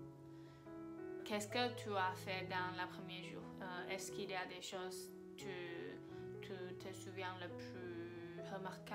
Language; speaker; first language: French; non-native, fluent; Chinese